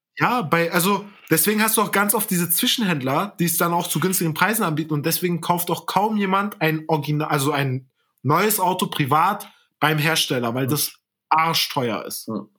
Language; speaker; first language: German; early bilingual, other home language; Turkish